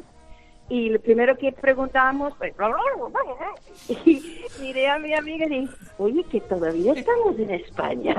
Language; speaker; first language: Spanish; early bilingual, heritage; Spanish